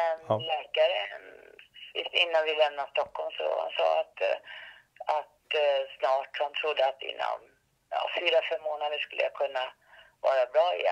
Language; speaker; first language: Swedish; native; Swedish